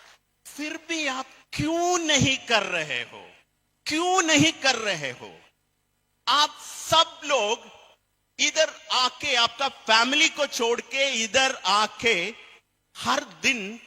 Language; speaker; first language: Hindi; non-native, fluent; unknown